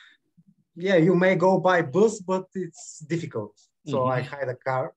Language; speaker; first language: English; non-native, learner; Bulgarian